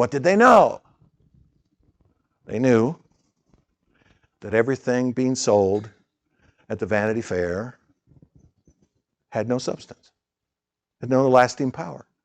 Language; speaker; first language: English; native; English